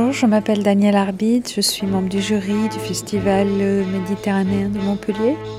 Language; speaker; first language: French; non-native, local second language; Arabic